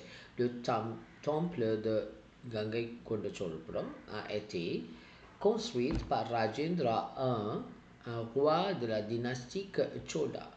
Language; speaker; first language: French; non-native, fluent; Tamil